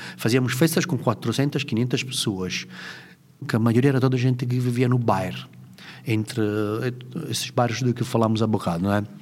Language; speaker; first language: Portuguese; non-native, fluent; Italian